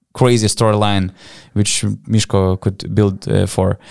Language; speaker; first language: English; non-native, fluent; Lithuanian